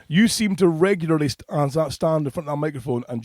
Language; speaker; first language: English; native; English